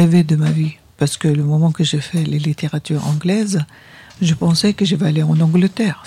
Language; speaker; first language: French; non-native, fluent; Arabic